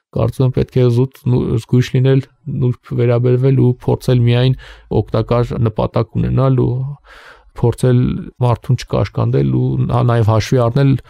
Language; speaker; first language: Armenian; native; Armenian